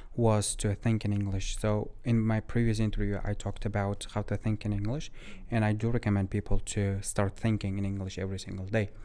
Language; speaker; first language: English; non-native, fluent; Uzbek